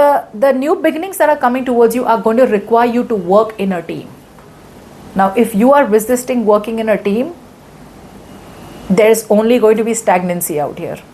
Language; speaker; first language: English; non-native, local second language; Hindi